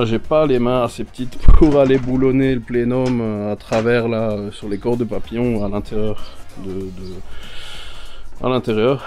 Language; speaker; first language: French; native; French